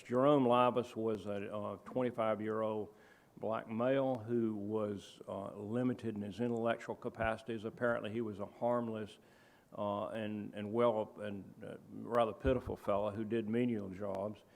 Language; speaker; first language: English; native; English